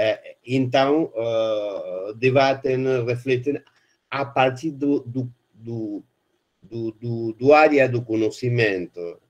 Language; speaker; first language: Portuguese; non-native, fluent; Spanish